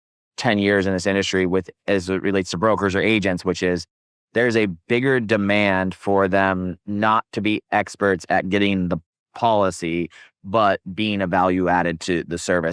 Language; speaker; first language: English; native; English